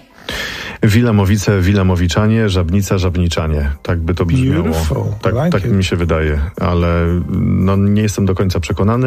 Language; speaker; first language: Polish; native; Polish